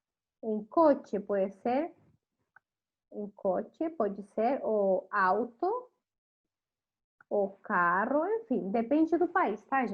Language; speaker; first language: Portuguese; non-native, fluent; Spanish